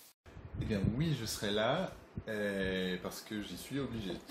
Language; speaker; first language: French; native; French